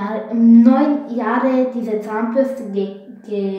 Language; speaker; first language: German; non-native, learner; Bulgarian